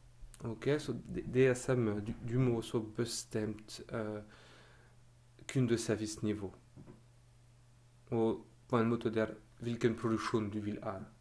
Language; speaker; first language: Norwegian; non-native, fluent; French